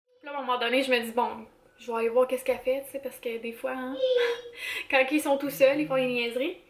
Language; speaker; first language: French; native; French